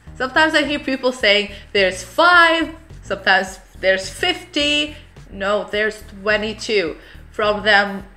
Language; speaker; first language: English; non-native, fluent; Arabic